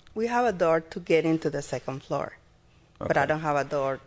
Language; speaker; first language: English; non-native, learner; Spanish